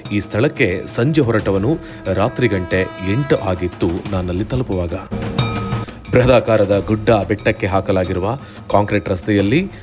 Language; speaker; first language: Kannada; native; Kannada